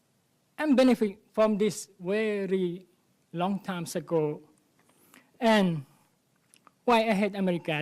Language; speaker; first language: English; non-native, learner; Thai